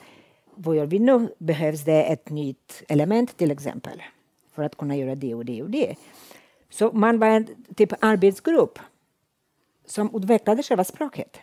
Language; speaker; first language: Swedish; non-native, fluent; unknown